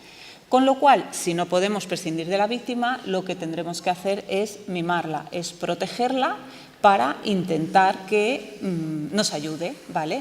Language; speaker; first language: Spanish; native; Spanish